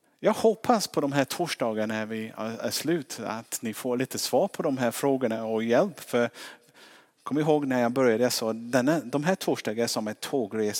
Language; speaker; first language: Swedish; non-native, fluent; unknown